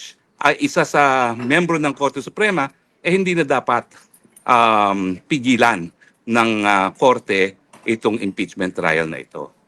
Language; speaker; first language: Filipino; native; Filipino